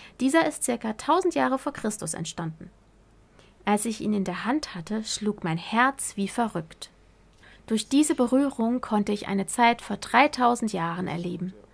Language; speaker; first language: German; non-native, fluent; Chinese